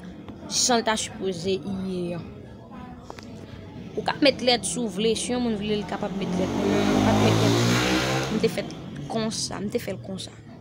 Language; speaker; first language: French; non-native, learner; Haitian Creole